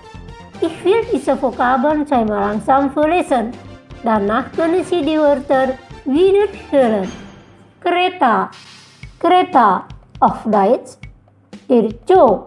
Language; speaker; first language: German; non-native, fluent; Indonesian